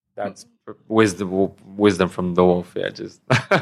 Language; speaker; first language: English; non-native, fluent; Romanian